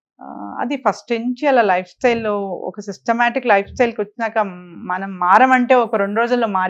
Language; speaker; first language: Telugu; native; Telugu